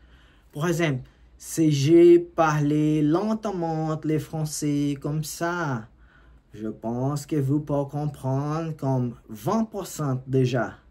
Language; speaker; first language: French; non-native, learner; Portuguese